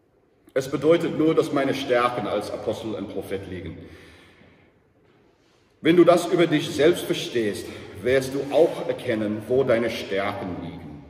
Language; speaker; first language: German; non-native, learner; English